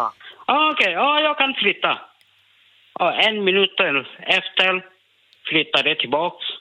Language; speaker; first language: Swedish; non-native, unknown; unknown